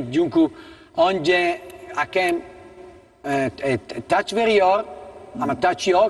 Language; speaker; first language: Turkish; non-native, learner; Italian